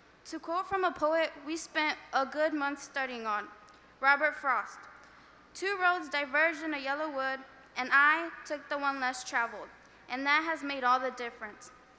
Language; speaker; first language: English; early bilingual, other home language; Spanish